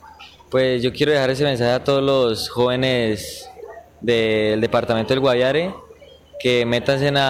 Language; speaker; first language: Spanish; native; Spanish